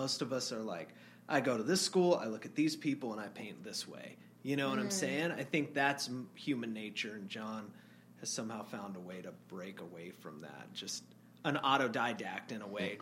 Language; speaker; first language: English; native; English